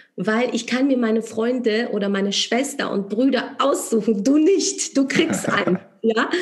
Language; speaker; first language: German; non-native, fluent; Polish